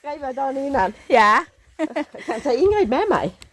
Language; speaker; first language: Swedish; non-native, learner; Thai